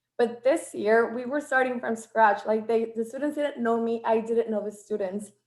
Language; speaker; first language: English; non-native, fluent; Spanish